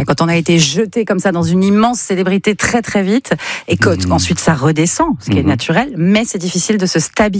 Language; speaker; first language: French; native; French